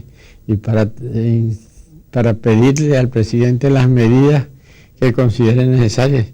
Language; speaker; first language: Spanish; native; Spanish